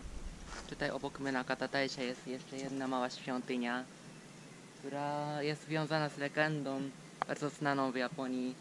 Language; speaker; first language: Polish; non-native, fluent; Japanese